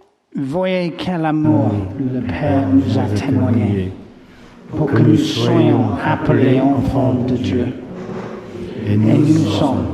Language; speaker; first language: French; non-native, learner; English